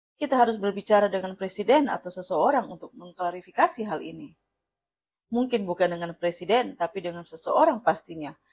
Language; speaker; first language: Indonesian; non-native, fluent; Russian